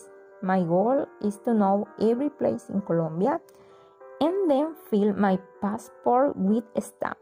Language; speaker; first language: English; non-native, learner; Spanish